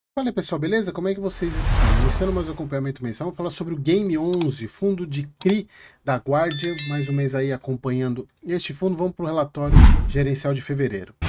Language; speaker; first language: Portuguese; native; Portuguese